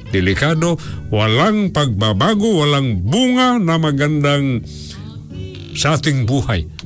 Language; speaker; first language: Filipino; non-native, local second language; Cebuano